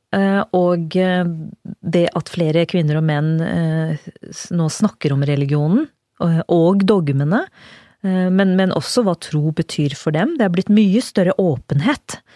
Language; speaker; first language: Norwegian; early bilingual, other home language; Urdu